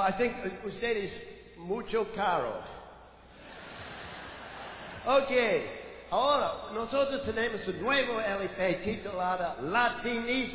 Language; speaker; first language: Spanish; non-native, learner; English